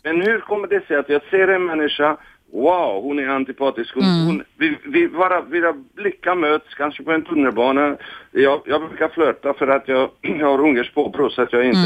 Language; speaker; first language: Swedish; non-native, fluent; Hungarian